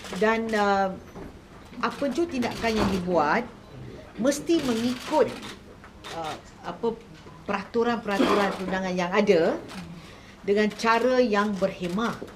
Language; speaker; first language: Malay; native; Malay